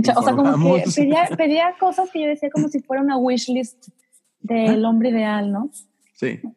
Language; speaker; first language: Spanish; native; Spanish